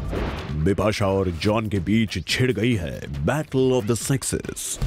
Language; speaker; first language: Hindi; native; Hindi